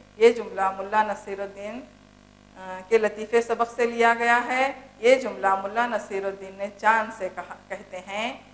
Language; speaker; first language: Urdu; native; Urdu